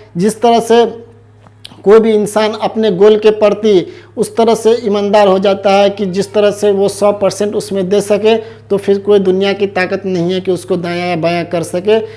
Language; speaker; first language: Hindi; native; Hindi